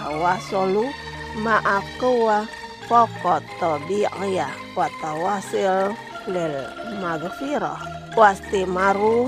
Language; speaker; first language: Arabic; non-native, fluent; Indonesian